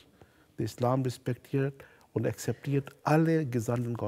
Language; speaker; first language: German; non-native, fluent; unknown